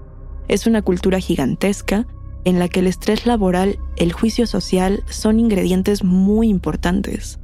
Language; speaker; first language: Spanish; native; Spanish